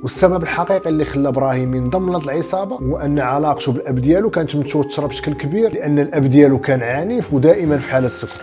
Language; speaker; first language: Arabic; native; Arabic